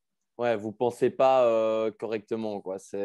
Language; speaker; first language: French; native; French